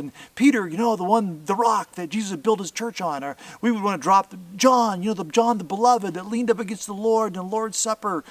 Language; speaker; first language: English; native; English